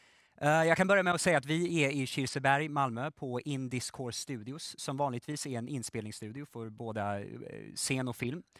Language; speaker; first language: Swedish; native; Swedish